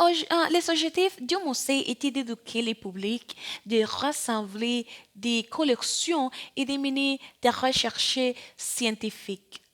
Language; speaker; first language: French; non-native, learner; Spanish